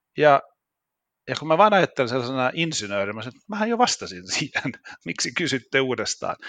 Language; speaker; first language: Finnish; non-native, local second language; Swedish